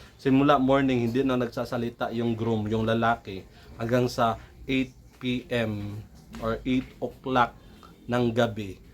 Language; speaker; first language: Filipino; non-native, local second language; Cebuano